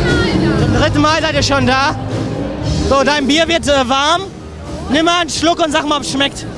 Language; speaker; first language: German; native; German